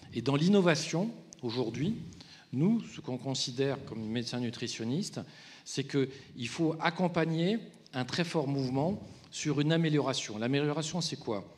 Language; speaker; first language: French; native; French